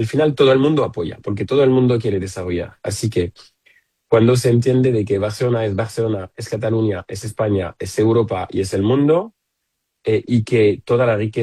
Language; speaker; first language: Spanish; non-native, fluent; French